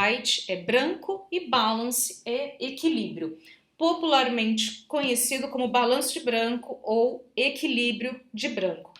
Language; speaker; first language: Portuguese; native; Portuguese